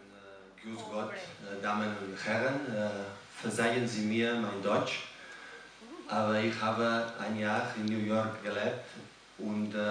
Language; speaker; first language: German; non-native, learner; Spanish